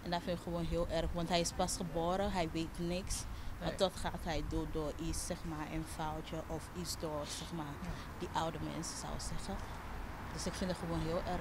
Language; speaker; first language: Dutch; non-native, fluent; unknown